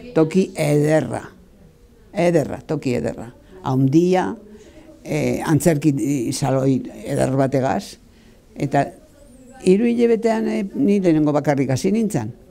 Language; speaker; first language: Basque; native; Basque